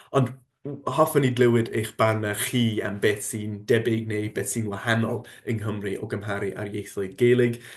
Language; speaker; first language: Welsh; non-native, fluent; English